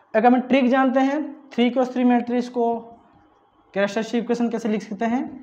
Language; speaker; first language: Hindi; non-native, local second language; Odia